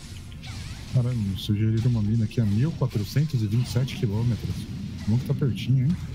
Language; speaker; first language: Portuguese; native; Portuguese